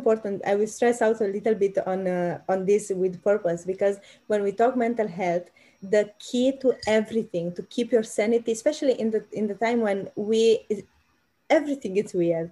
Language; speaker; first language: English; non-native, fluent; Romanian